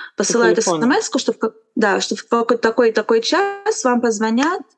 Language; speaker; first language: Russian; non-native, fluent; Romanian